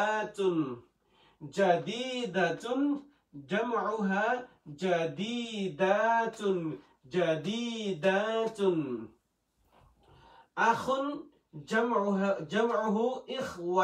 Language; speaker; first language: Arabic; non-native, fluent; Western Cham